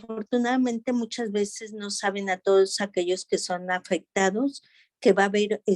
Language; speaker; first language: Spanish; native; Spanish